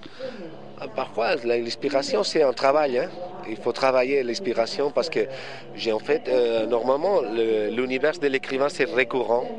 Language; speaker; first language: French; non-native, fluent; Spanish